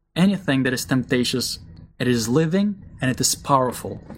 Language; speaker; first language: English; early bilingual, other home language; Russian